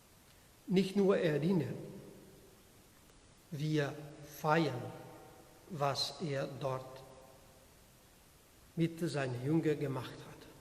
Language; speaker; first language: German; non-native, learner; Portuguese